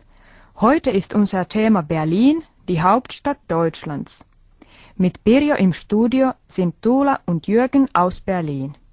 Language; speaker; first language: German; non-native, fluent; Finnish